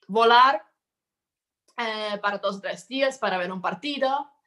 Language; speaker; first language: Spanish; non-native, fluent; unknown